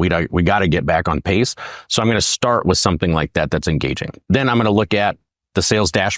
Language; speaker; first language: English; native; English